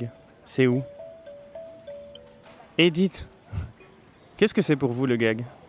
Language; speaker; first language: French; native; French